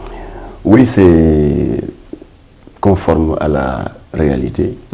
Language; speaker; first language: French; non-native, local second language; Wolof